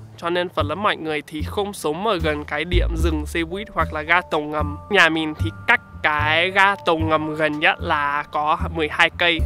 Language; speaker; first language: Vietnamese; non-native, fluent; English